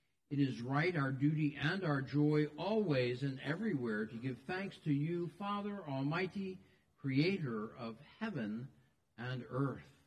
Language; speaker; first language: English; native; English